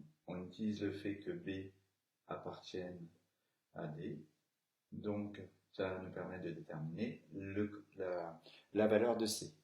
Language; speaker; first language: French; native; French